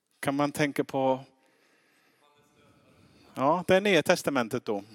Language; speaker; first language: Swedish; non-native, fluent; English